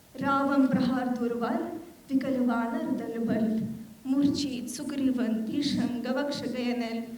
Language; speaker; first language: Hindi; non-native, fluent; Armenian